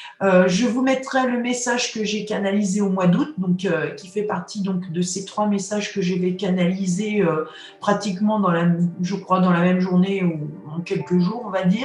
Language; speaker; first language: French; native; French